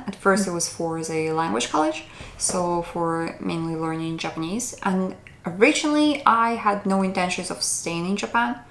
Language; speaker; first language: English; non-native, fluent; Russian